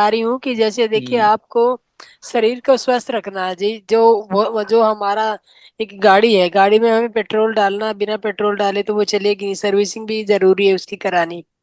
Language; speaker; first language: Hindi; native; Hindi